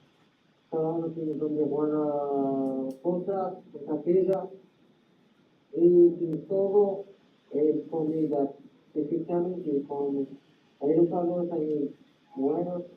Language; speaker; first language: Spanish; non-native, learner; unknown